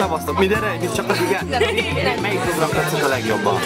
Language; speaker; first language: Hungarian; native; Hungarian